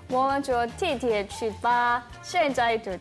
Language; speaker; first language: Chinese; non-native, learner; Korean